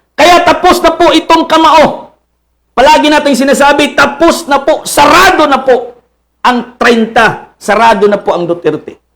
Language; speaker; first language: Filipino; non-native, local second language; Cebuano